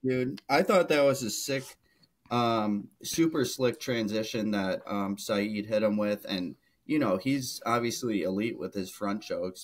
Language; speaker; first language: English; native; English